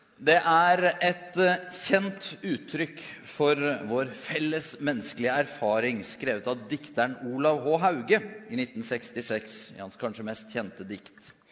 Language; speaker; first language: Norwegian; native; Norwegian